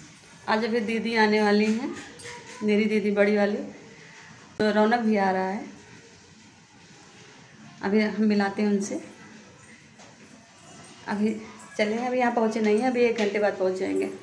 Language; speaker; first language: Hindi; native; Hindi